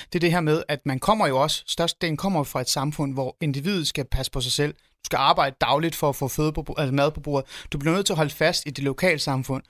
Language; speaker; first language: Danish; early bilingual, other home language; Arabic